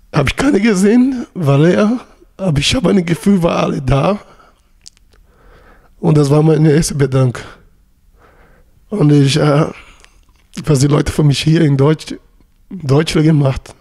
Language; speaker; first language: German; non-native, learner; Portuguese